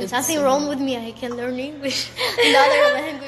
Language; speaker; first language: English; non-native, learner; Russian